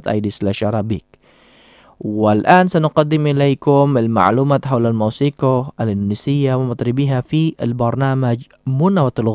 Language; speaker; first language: Arabic; non-native, fluent; Indonesian